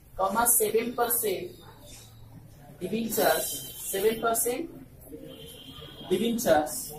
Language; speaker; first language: Hindi; native; Hindi